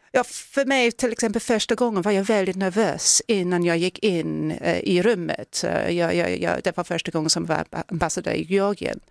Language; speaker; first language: Swedish; non-native, fluent; English